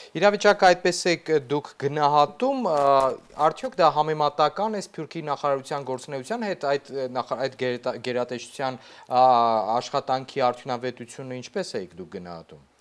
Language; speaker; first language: Armenian; native; Armenian